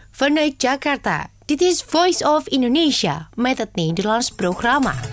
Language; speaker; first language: Dutch; non-native, fluent; Indonesian